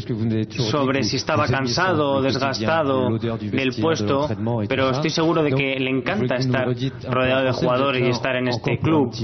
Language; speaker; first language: Spanish; non-native, fluent; French